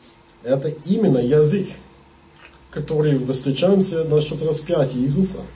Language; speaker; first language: Russian; non-native, learner; English